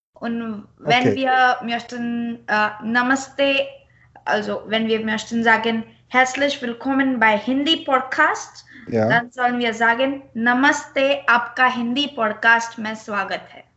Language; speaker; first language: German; non-native, fluent; Marathi